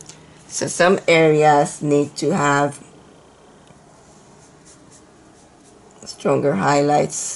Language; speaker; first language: English; non-native, fluent; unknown